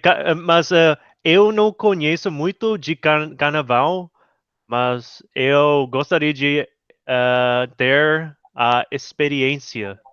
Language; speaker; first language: Portuguese; non-native, learner; English